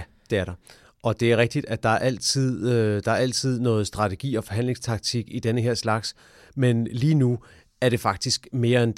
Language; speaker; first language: Danish; native; Danish